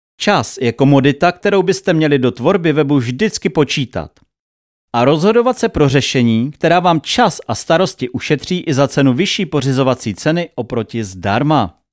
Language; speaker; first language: Czech; native; Czech